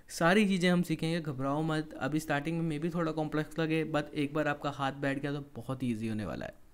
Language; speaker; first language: Hindi; native; Hindi